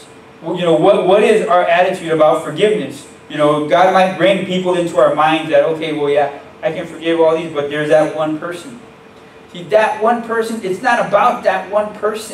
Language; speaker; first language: English; native; English